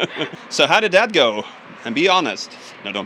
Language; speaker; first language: English; non-native, fluent; Swedish